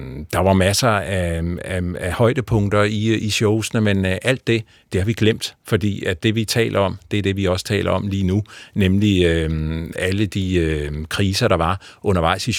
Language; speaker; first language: Danish; native; Danish